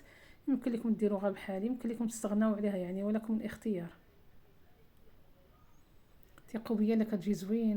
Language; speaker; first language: Arabic; native; Arabic